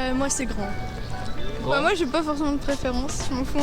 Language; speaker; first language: French; native; French